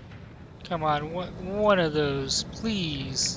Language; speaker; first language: English; native; English